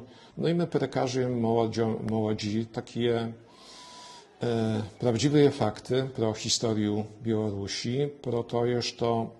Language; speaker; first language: Polish; non-native, local second language; Belarusian